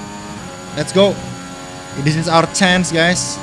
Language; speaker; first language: English; non-native, fluent; Indonesian